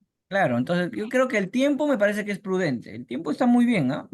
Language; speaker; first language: Spanish; native; Spanish